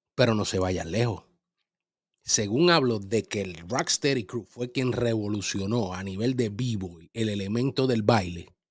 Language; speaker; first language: Spanish; early bilingual, heritage; Spanish